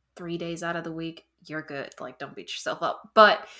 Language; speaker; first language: English; non-native, fluent; German